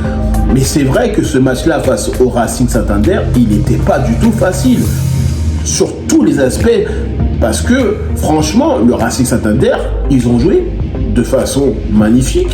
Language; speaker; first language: French; native; French